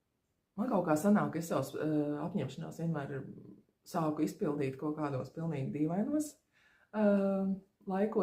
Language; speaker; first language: Latvian; native; Latvian